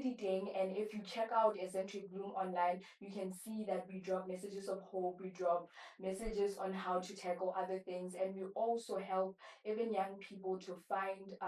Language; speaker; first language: English; non-native, local second language; Southern Sotho